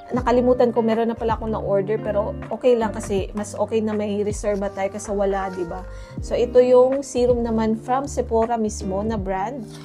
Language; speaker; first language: Filipino; non-native, local second language; Cebuano